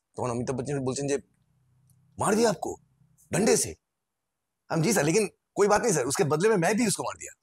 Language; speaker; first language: Hindi; non-native, local second language; Bangla